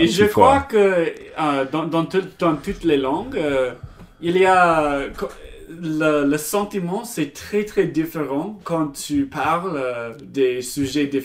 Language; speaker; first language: French; non-native, learner; English